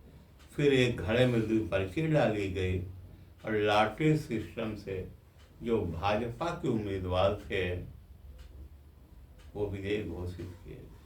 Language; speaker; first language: Hindi; native; Hindi